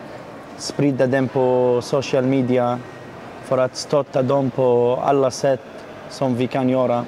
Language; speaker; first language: Swedish; non-native, learner; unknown